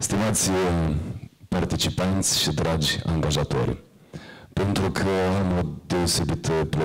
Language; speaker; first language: Romanian; native; Romanian